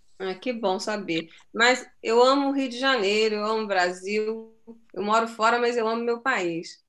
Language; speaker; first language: Portuguese; native; Portuguese